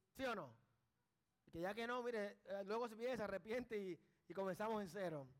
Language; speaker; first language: Spanish; early bilingual, heritage; Spanish